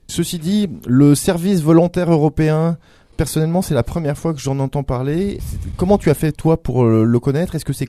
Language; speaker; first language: French; native; French